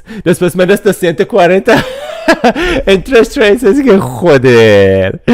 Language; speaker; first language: Spanish; non-native, fluent; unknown